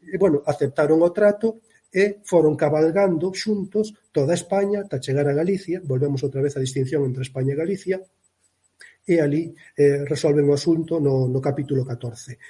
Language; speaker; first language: Galician; native; Galician